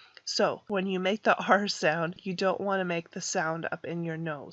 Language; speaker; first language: English; native; English